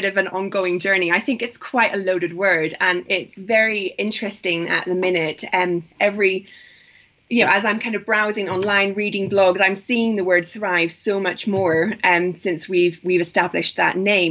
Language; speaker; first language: English; native; English